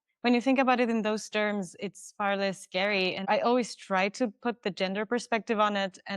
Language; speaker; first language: English; non-native, fluent; German